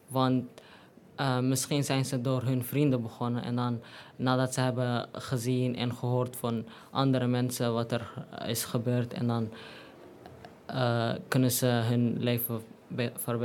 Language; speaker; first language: Dutch; non-native, learner; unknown